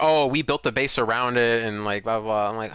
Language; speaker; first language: English; native; English